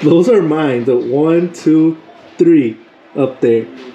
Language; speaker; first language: English; early bilingual, other home language; Spanish